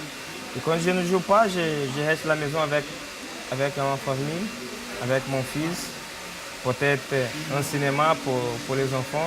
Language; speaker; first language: French; non-native, learner; Portuguese